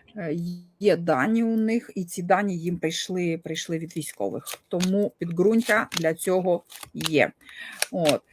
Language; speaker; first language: Ukrainian; non-native, local second language; Russian